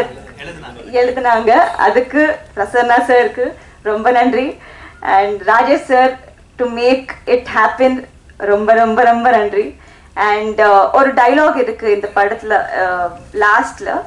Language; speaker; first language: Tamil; non-native, learner; Telugu